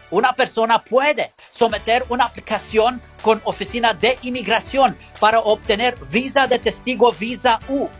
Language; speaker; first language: Spanish; non-native, learner; English